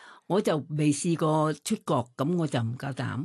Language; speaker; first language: Cantonese; non-native, fluent; Thai